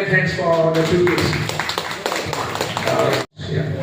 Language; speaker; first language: English; non-native, fluent; Indonesian